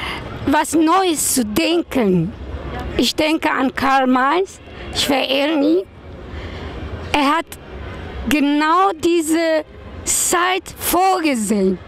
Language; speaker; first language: German; non-native, fluent; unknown